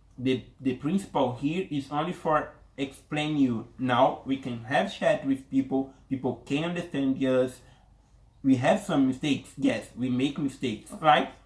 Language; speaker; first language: English; non-native, learner; Portuguese